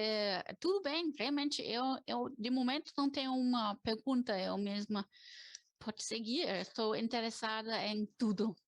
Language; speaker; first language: Portuguese; non-native, fluent; German